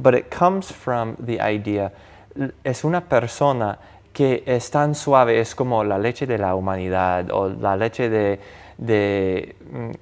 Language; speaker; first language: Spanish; non-native, fluent; English